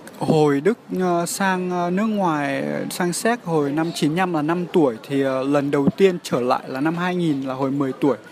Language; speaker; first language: Vietnamese; early bilingual, heritage; Vietnamese